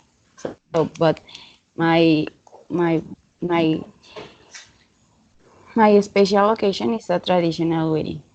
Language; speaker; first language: English; non-native, learner; Spanish